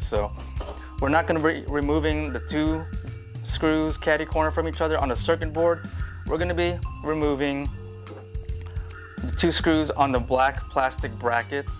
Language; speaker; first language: English; native; English